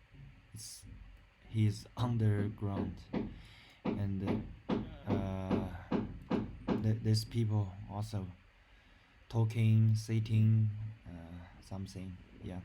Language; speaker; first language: English; non-native, learner; Chinese